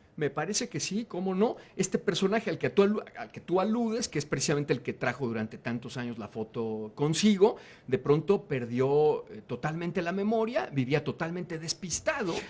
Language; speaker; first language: Spanish; native; Spanish